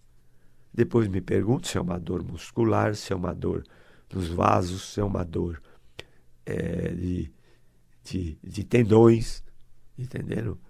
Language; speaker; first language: Portuguese; native; Portuguese